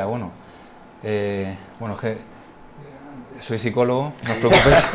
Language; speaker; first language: Spanish; native; Spanish